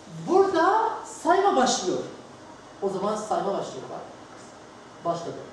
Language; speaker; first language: Turkish; non-native, learner; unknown